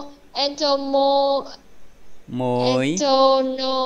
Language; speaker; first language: Russian; non-native, learner; Vietnamese